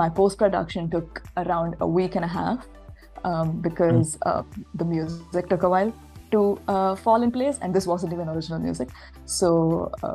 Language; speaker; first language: English; non-native, local second language; Tamil